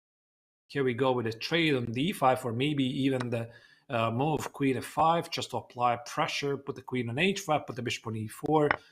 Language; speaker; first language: English; non-native, fluent; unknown